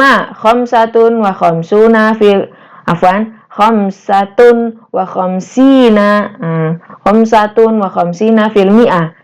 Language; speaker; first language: Arabic; non-native, learner; Indonesian